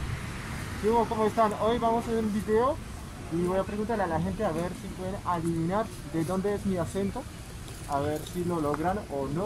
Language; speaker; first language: Spanish; non-native, fluent; French